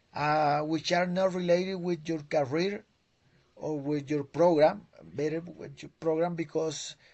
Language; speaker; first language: English; non-native, learner; Spanish